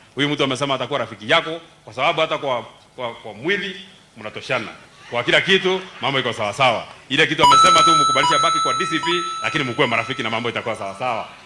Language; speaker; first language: Swahili; non-native, local second language; Kikuyu